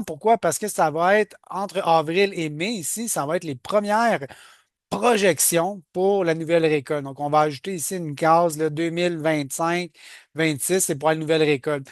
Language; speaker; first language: French; native; French